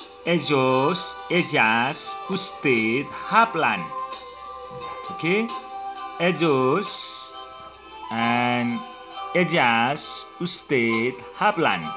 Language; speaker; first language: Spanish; non-native, learner; Nepali